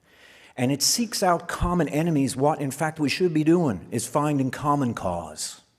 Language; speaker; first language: English; native; English